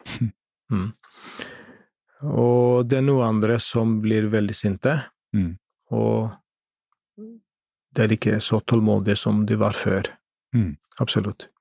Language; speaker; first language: Norwegian; non-native, fluent; Greek